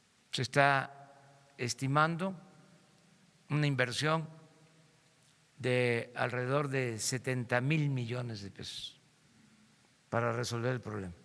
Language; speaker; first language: Spanish; native; Spanish